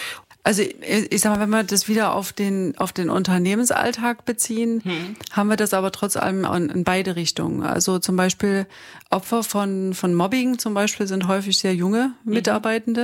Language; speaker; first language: German; native; German